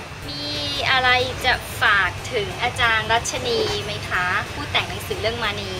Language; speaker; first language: Thai; native; Thai